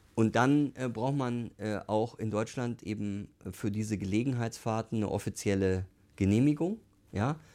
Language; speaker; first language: German; native; German